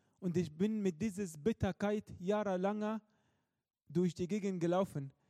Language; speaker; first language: German; non-native, fluent; Arabic